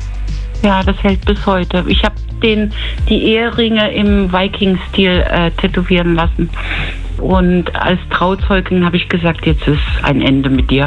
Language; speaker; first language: German; native; German